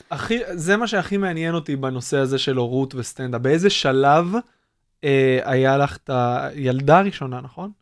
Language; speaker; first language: Hebrew; native; Hebrew